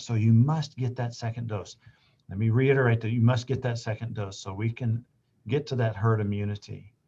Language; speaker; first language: English; native; English